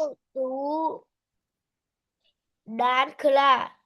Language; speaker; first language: English; non-native, learner; Vietnamese